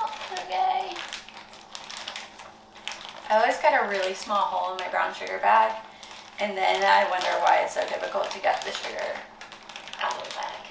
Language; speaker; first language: English; native; English